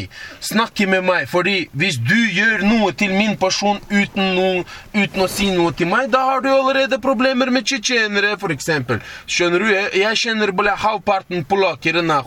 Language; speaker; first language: Norwegian; non-native, fluent; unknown